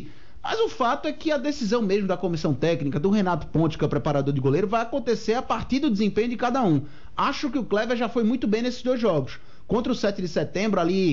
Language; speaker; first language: Portuguese; native; Portuguese